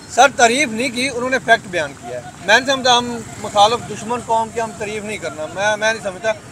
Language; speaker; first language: Urdu; non-native, local second language; Punjabi